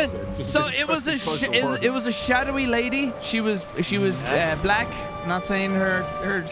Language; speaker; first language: English; native; English